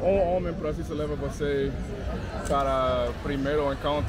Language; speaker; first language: Portuguese; non-native, learner; English